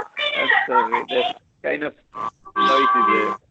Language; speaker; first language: English; non-native, fluent; Spanish